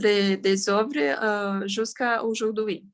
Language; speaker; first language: French; non-native, learner; Portuguese